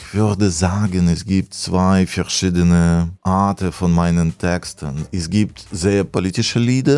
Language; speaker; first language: German; non-native, fluent; Russian